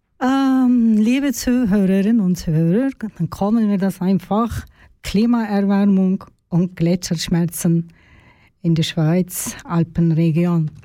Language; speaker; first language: German; non-native, learner; Turkish